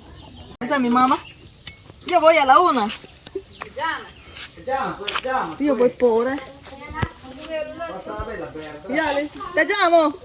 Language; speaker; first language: Spanish; native; Spanish